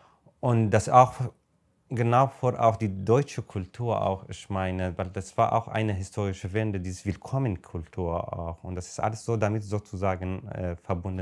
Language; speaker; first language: German; non-native, fluent; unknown